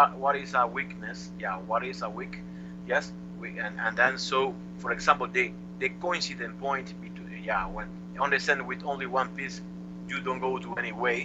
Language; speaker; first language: English; non-native, learner; Spanish